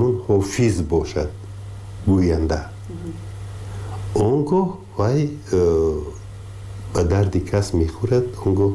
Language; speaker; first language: Persian; native; Persian